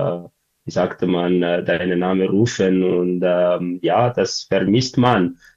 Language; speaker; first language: German; non-native, learner; Tigrinya